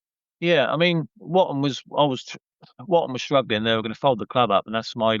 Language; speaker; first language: English; native; English